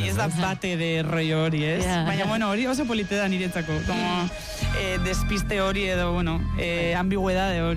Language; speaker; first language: Basque; native; Basque